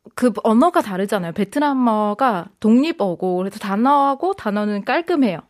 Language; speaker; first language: Korean; non-native, fluent; Vietnamese